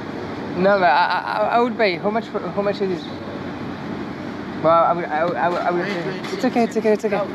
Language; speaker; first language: English; non-native, learner; French